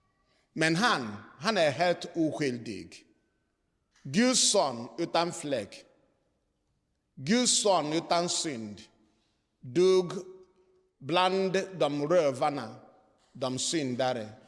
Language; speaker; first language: Swedish; non-native, fluent; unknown